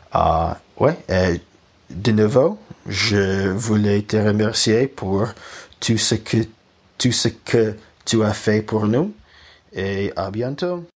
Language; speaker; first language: French; non-native, learner; Russian